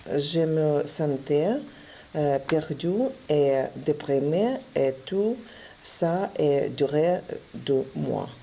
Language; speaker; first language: French; non-native, learner; Ukrainian